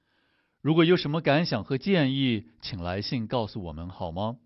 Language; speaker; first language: Chinese; native; Chinese